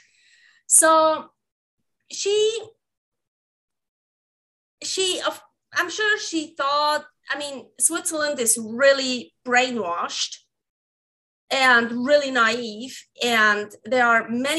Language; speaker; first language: English; non-native, fluent; Swiss German